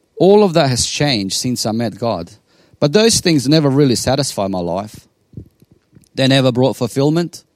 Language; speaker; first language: English; non-native, fluent; Bosnian